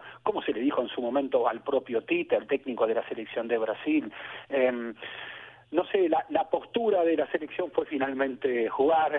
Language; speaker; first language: Spanish; native; Spanish